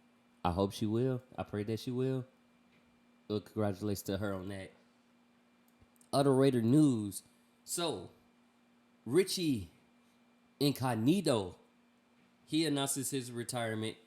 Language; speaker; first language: English; native; English